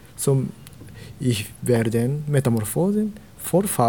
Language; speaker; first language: German; non-native, learner; Japanese